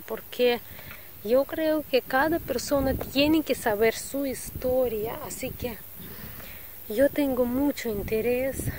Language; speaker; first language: Spanish; non-native, fluent; Russian